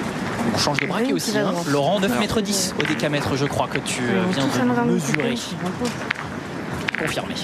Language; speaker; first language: French; native; French